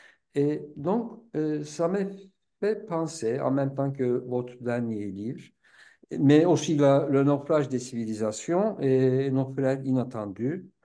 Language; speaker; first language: French; non-native, fluent; Turkish